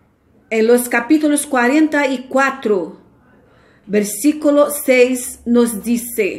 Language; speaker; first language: Spanish; non-native, fluent; Portuguese